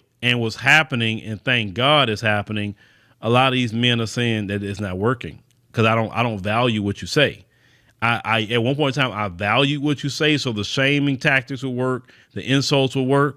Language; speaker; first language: English; native; English